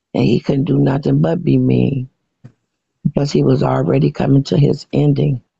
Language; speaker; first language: English; native; English